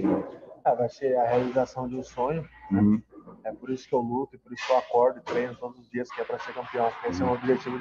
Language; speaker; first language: Spanish; non-native, learner; Portuguese